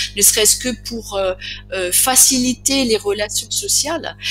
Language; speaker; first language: French; native; French